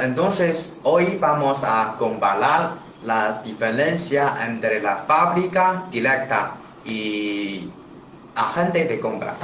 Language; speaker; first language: Spanish; non-native, learner; Chinese